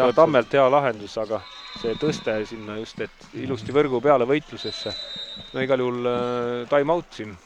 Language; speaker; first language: Estonian; native; Estonian